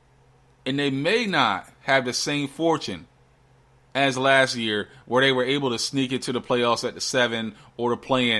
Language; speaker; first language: English; native; English